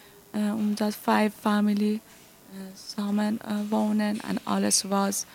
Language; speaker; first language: Dutch; non-native, learner; Persian